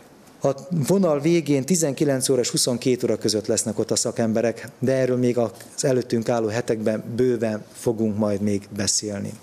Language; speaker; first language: Hungarian; native; Hungarian